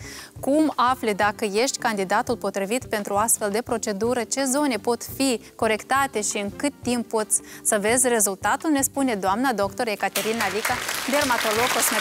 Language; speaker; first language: Romanian; native; Romanian